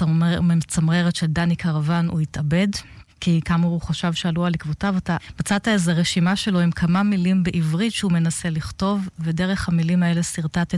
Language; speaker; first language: Hebrew; native; Hebrew